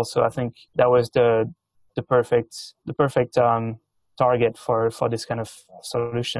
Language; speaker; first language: English; non-native, fluent; French